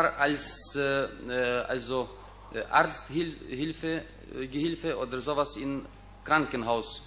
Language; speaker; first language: German; non-native, fluent; Ukrainian